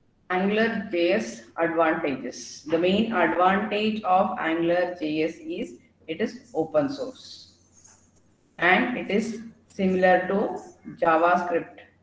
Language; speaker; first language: English; non-native, local second language; Kannada